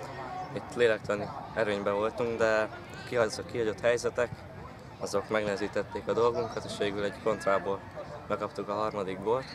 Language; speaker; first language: Hungarian; native; Hungarian